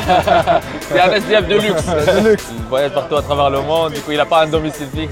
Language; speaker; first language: French; native; French